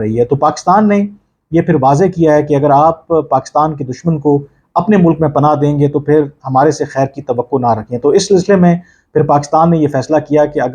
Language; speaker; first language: Urdu; native; Urdu